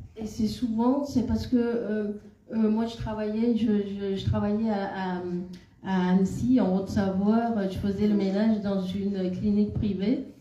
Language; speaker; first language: French; non-native, fluent; Khmer